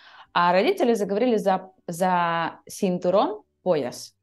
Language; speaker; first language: Russian; native; Russian